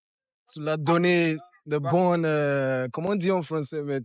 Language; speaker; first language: French; non-native, fluent; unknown